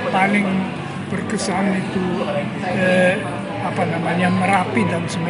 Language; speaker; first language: Indonesian; non-native, fluent; German